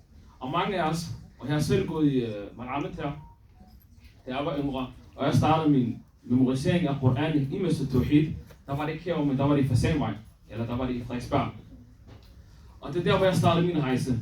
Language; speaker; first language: Danish; early bilingual, other home language; Somali